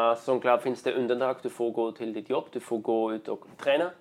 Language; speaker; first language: Swedish; non-native, fluent; German